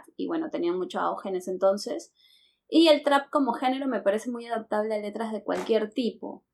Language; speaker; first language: Spanish; native; Spanish